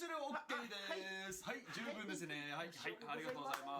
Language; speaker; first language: Japanese; non-native, learner; English